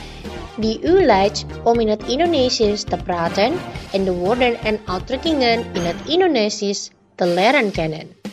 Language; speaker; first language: Dutch; non-native, fluent; Indonesian